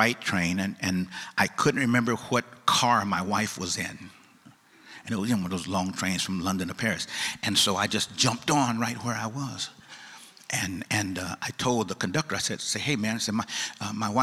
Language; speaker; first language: English; native; English